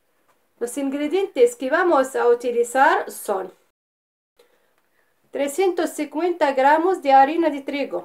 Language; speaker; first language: Spanish; non-native, fluent; Arabic